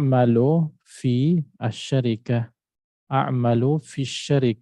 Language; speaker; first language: Arabic; non-native, fluent; Filipino